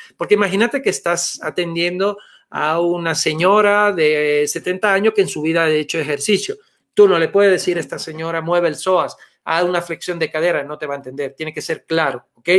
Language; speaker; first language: Spanish; non-native, fluent; Italian